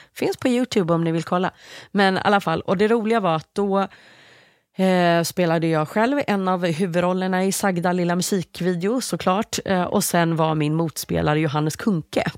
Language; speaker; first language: Swedish; native; Swedish